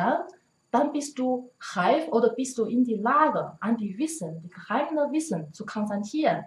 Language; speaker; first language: German; non-native, learner; Chinese